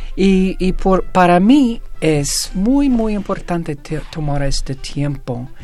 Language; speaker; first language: Spanish; non-native, fluent; English